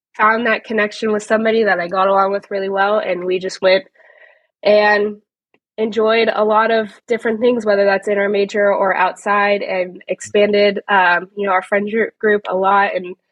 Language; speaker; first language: English; native; English